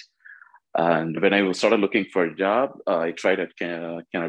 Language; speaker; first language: English; non-native, local second language; Tamil